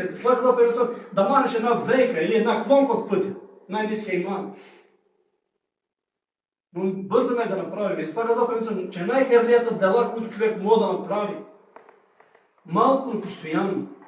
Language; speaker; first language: Bulgarian; native; Bulgarian